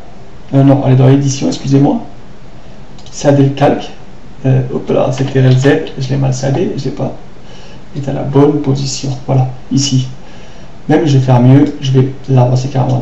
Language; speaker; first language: French; native; French